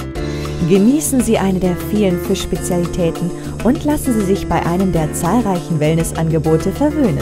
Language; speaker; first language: German; native; German